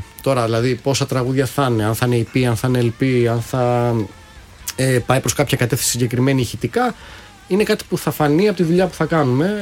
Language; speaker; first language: Greek; native; Greek